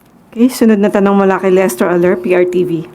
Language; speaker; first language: Filipino; native; Filipino